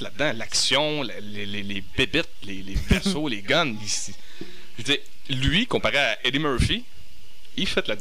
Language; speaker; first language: French; native; French